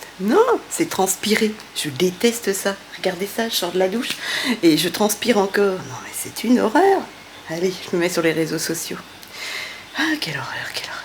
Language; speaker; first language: French; native; French